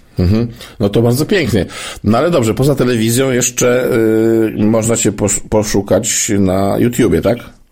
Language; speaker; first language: Polish; native; Polish